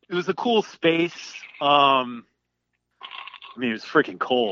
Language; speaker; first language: English; native; English